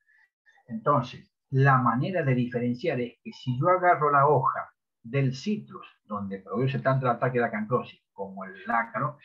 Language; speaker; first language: Spanish; native; Spanish